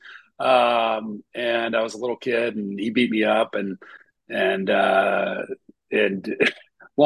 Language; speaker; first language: English; native; English